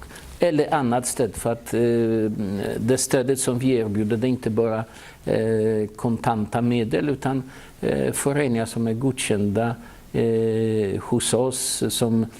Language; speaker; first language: Swedish; non-native, fluent; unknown